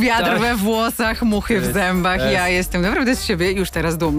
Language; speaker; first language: Polish; native; Polish